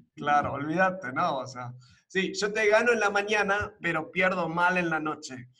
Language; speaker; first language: Spanish; early bilingual, other home language; English